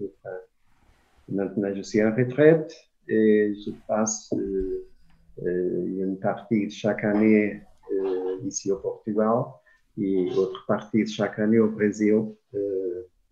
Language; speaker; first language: French; non-native, fluent; Portuguese